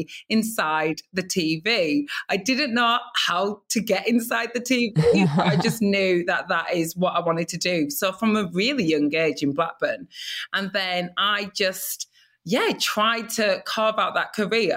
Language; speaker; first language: English; native; English